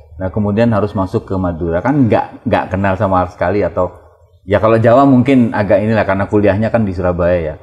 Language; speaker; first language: Indonesian; native; Indonesian